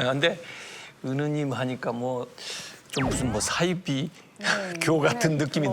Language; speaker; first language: Korean; native; Korean